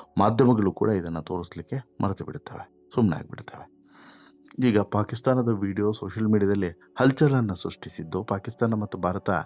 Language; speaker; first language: Kannada; native; Kannada